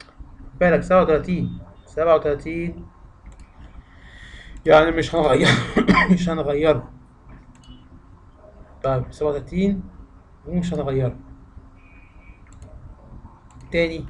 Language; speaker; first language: Arabic; native; Arabic